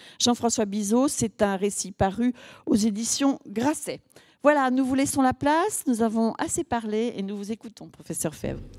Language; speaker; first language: French; native; French